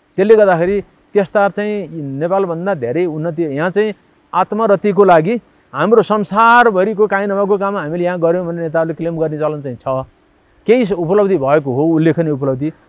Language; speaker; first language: Nepali; native; Nepali